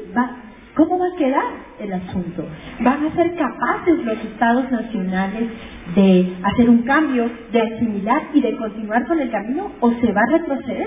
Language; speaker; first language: Spanish; native; Spanish